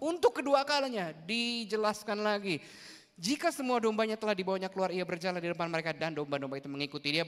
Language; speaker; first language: Indonesian; native; Indonesian